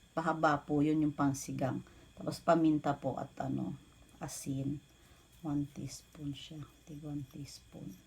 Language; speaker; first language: Filipino; non-native, local second language; Bikol